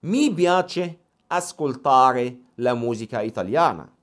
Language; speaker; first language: Italian; non-native, fluent; Arabic